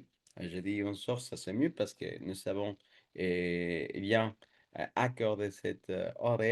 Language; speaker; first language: French; non-native, fluent; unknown